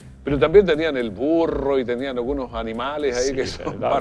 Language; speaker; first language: Spanish; native; Spanish